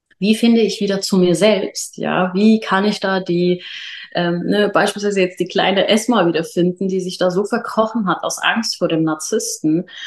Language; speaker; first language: German; early bilingual, other home language; Arabic